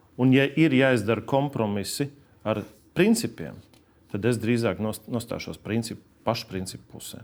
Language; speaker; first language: Latvian; native; Latvian